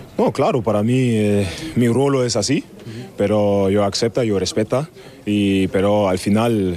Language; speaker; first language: Spanish; non-native, learner; German